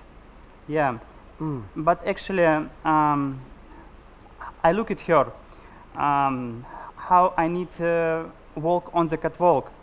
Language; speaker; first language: English; non-native, learner; Russian